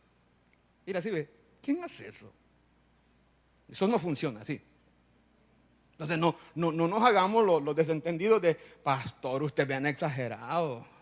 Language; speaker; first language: Spanish; native; Spanish